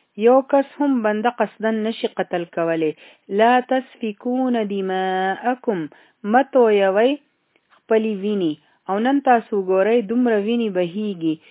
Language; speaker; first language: Pashto; native; Pashto